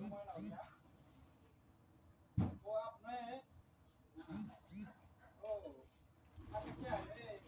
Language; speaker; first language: Hindi; non-native, learner; Filipino